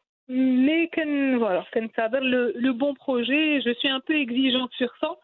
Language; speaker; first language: French; non-native, local second language; Arabic